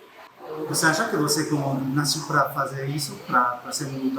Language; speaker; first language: Portuguese; non-native, learner; French